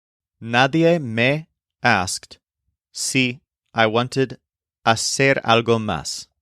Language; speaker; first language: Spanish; non-native, fluent; English